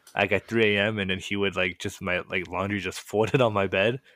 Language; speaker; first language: English; early bilingual, other home language; Korean